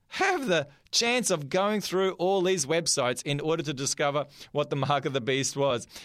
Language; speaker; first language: English; non-native, fluent; Macedonian